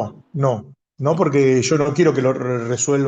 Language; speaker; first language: Spanish; native; Spanish